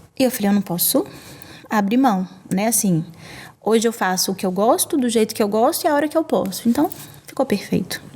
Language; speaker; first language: Portuguese; native; Portuguese